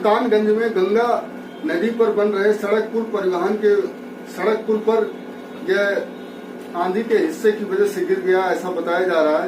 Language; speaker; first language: Hindi; native; Hindi